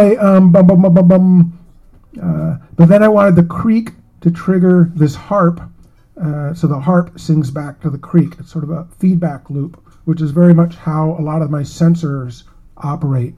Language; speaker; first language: English; native; English